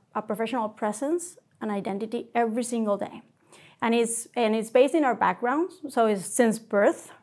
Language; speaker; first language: English; non-native, fluent; Spanish